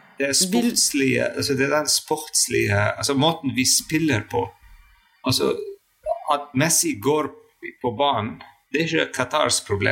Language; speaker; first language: Norwegian; non-native, fluent; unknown